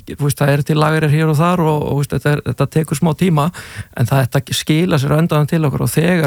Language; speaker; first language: Icelandic; native; Icelandic